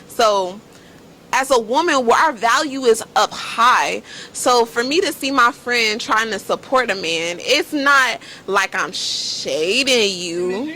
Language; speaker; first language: English; native; English